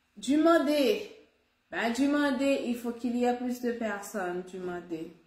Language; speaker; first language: French; non-native, local second language; Haitian Creole